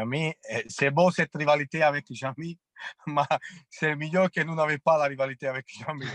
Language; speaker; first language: French; non-native, fluent; Italian